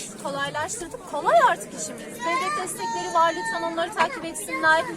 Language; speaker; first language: Turkish; native; Turkish